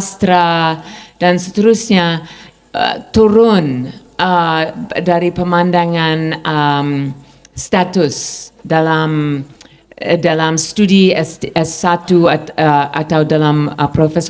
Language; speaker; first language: Indonesian; non-native, fluent; English